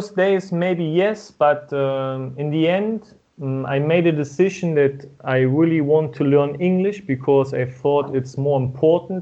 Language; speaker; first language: English; non-native, fluent; German